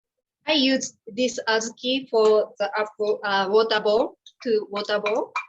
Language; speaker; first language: English; non-native, learner; Japanese